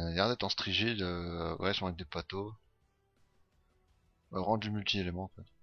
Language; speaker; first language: French; native; French